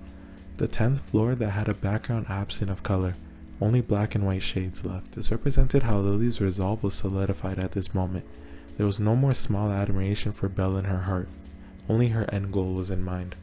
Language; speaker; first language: English; native; English